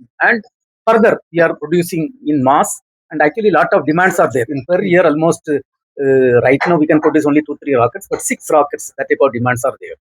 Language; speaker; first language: English; non-native, local second language; Tamil